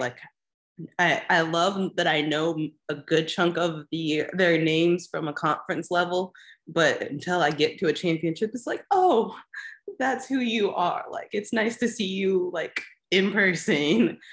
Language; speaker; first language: English; native; English